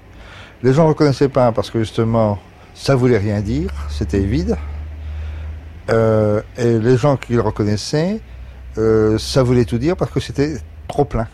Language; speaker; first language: French; native; French